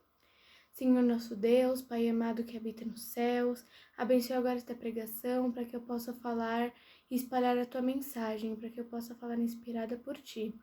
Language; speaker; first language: Portuguese; native; Portuguese